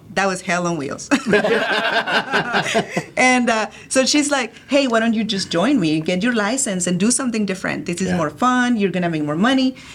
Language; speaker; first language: English; early bilingual, other home language; Spanish